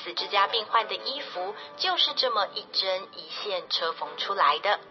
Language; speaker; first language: Chinese; native; Chinese